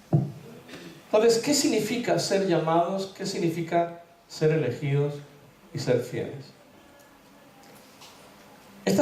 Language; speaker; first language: Spanish; native; Spanish